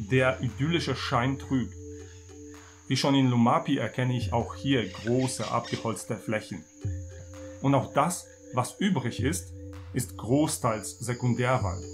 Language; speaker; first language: German; native; German